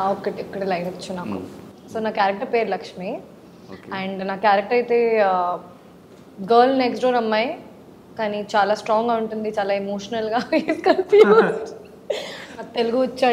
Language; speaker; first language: Telugu; non-native, learner; Hindi